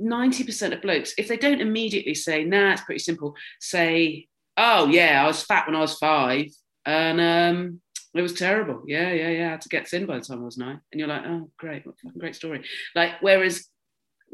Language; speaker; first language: English; native; English